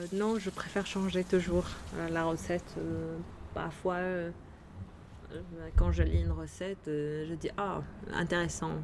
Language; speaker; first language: French; non-native, fluent; Arabic